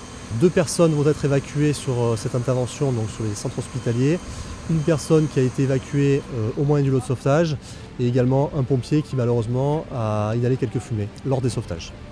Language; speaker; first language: French; native; French